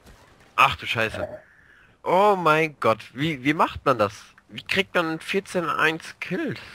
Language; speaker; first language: German; native; German